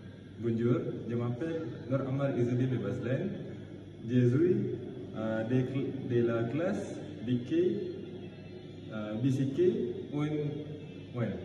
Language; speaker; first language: French; non-native, learner; Malay